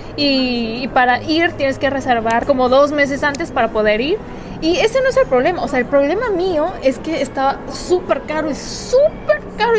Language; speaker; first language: Spanish; early bilingual, other home language; Korean